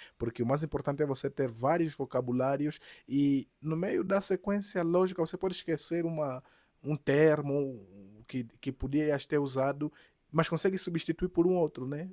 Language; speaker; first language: Portuguese; native; Portuguese